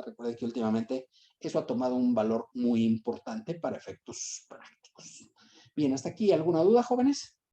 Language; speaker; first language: Spanish; native; Spanish